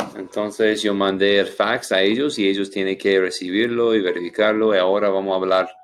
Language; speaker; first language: Spanish; non-native, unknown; English